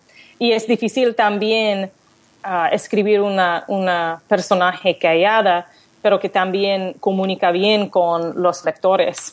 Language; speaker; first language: Spanish; non-native, learner; English